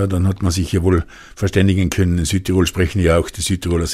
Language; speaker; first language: German; native; German